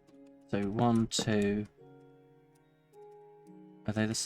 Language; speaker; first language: English; native; English